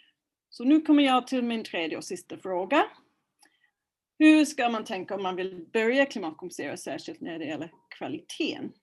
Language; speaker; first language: Swedish; non-native, fluent; English